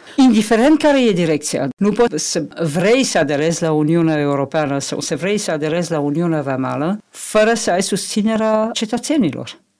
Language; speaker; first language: Romanian; non-native, fluent; French